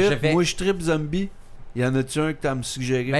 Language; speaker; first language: French; native; French